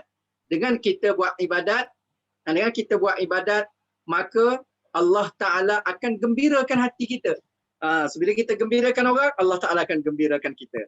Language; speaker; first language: Malay; native; Malay